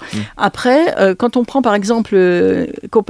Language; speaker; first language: French; native; French